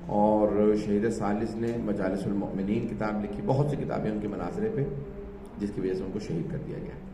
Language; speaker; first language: Urdu; native; Urdu